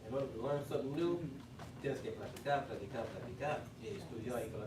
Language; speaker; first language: Spanish; non-native, fluent; English